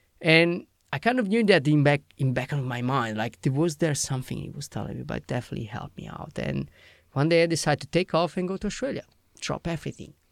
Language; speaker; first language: English; non-native, fluent; Italian